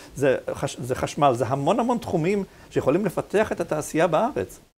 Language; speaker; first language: Hebrew; native; Hebrew